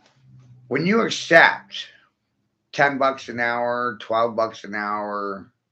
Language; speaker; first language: English; native; English